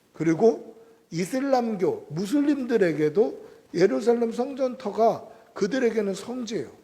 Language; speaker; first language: Korean; native; Korean